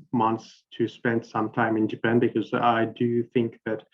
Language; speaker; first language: English; non-native, fluent; Russian